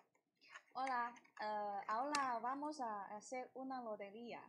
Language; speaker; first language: Spanish; non-native, learner; Chinese